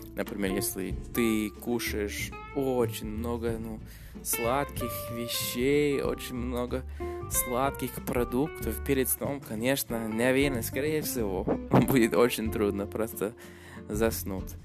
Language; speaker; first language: Russian; non-native, fluent; English